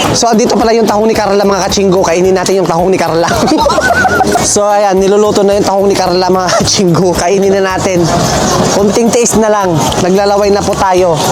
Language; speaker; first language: Filipino; native; Filipino